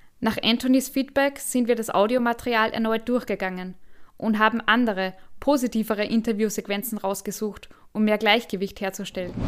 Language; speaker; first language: German; native; German